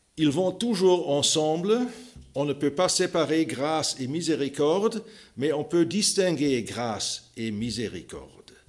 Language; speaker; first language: French; non-native, fluent; German